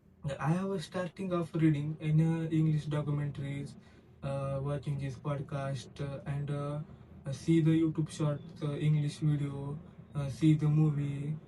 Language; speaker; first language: English; non-native, learner; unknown